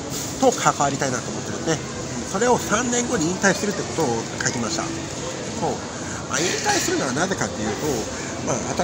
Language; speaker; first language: Japanese; native; Japanese